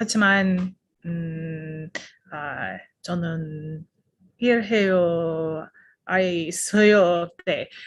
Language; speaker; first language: Korean; non-native, learner; English